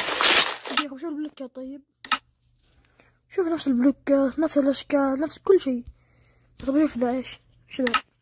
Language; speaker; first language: Arabic; native; Arabic